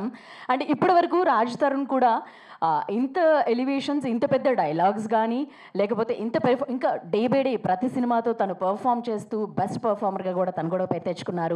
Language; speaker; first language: Telugu; native; Telugu